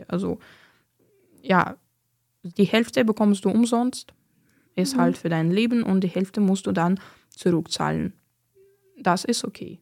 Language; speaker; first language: German; non-native, fluent; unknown